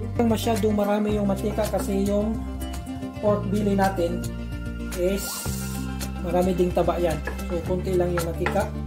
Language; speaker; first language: Filipino; non-native, local second language; Cebuano